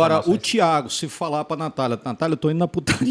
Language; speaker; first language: Portuguese; native; Portuguese